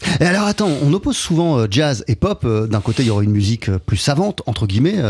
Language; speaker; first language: French; native; French